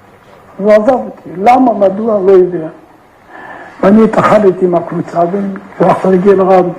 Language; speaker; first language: Hebrew; non-native, fluent; Yiddish